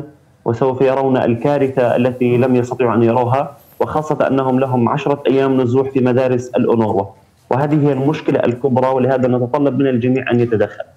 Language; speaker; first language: Arabic; native; Arabic